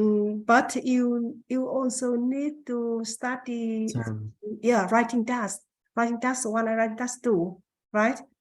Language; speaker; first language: English; non-native, learner; Vietnamese